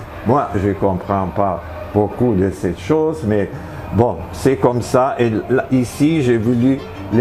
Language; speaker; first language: French; non-native, fluent; Spanish